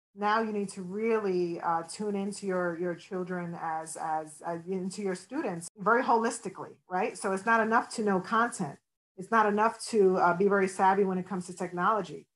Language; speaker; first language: English; native; English